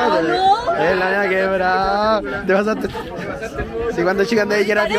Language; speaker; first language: Spanish; native; Spanish